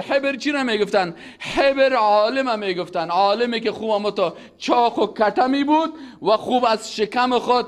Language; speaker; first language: Persian; native; Persian